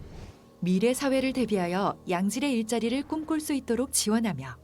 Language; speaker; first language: Korean; native; Korean